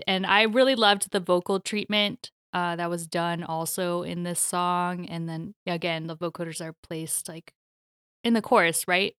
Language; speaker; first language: English; native; English